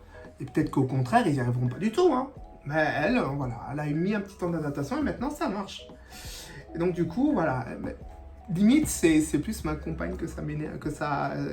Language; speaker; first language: French; native; French